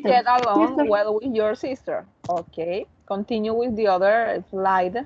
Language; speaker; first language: English; non-native, learner; Spanish